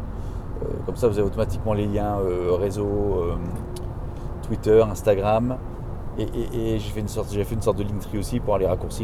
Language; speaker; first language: French; native; French